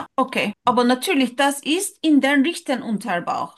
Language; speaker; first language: German; non-native, learner; Turkish